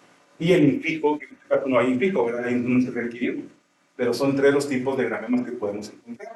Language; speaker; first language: Spanish; native; Spanish